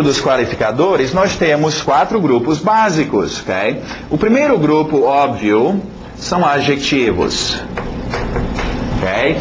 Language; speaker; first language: Portuguese; native; Portuguese